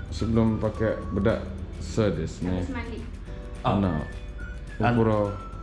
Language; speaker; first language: Japanese; non-native, learner; Indonesian